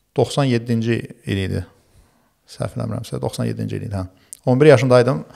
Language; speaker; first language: Azerbaijani; early bilingual, other home language; Turkish